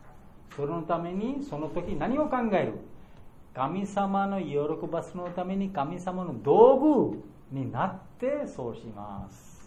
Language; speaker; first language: Japanese; non-native, learner; Bangla